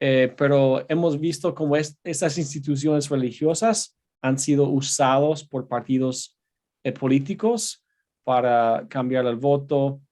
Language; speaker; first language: Spanish; non-native, fluent; English